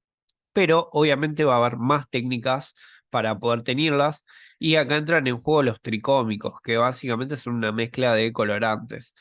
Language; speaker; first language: Spanish; native; Spanish